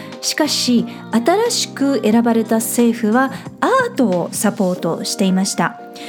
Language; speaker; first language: Japanese; native; Japanese